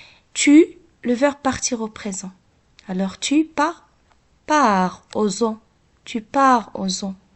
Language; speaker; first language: French; non-native, local second language; Arabic